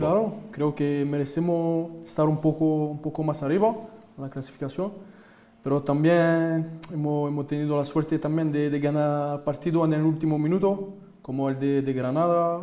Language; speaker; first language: Spanish; non-native, fluent; French